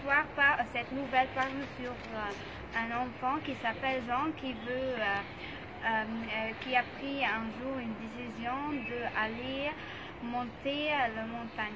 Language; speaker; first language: French; non-native, learner; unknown